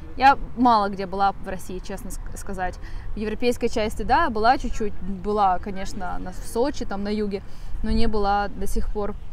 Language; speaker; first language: Russian; native; Russian